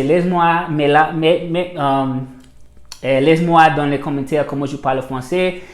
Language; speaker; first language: French; non-native, learner; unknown